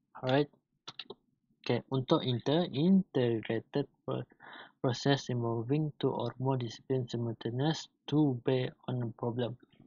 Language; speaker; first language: English; non-native, local second language; Malay